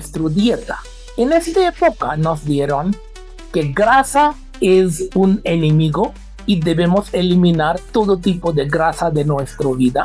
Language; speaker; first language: Spanish; non-native, fluent; Hindi